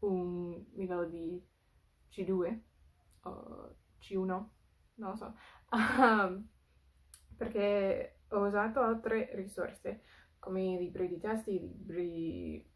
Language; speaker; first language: Italian; non-native, fluent; English